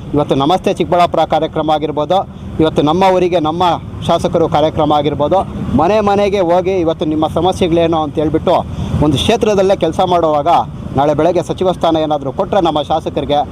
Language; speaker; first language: Kannada; native; Kannada